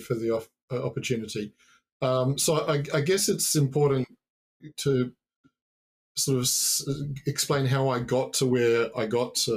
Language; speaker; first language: English; native; English